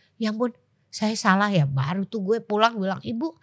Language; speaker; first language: Indonesian; native; Indonesian